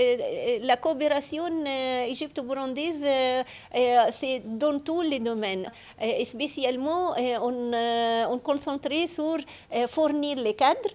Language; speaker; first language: French; non-native, fluent; Arabic